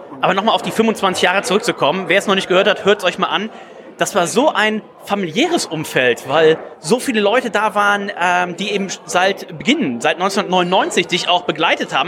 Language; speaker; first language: German; native; German